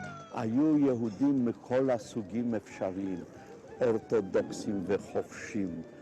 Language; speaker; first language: Hebrew; non-native, fluent; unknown